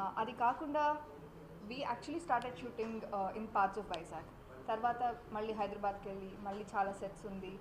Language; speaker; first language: Telugu; non-native, fluent; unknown